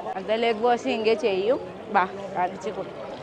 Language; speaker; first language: Malayalam; non-native, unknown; Nepali